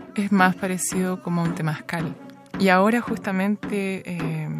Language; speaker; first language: Spanish; native; Spanish